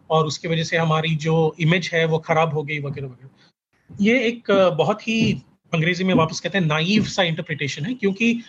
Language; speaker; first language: Hindi; native; Hindi